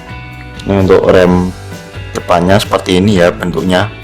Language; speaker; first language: Indonesian; native; Indonesian